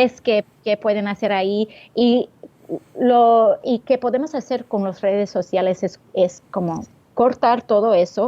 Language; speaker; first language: Spanish; early bilingual, heritage; English